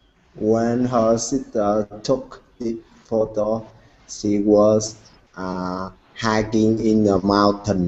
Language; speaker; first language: English; non-native, learner; Vietnamese